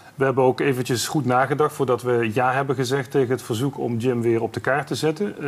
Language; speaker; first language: Dutch; native; Dutch